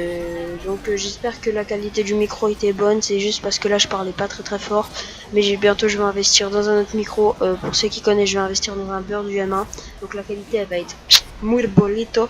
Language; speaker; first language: French; native; French